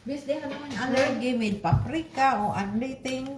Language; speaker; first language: Norwegian; non-native, learner; Filipino